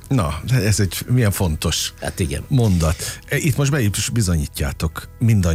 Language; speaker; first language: Hungarian; native; Hungarian